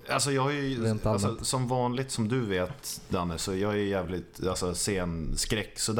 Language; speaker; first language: Swedish; native; Swedish